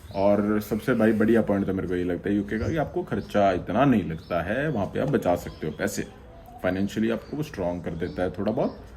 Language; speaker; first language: Hindi; native; Hindi